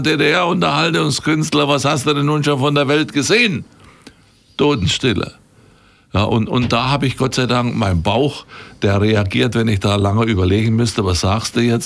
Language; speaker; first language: German; native; German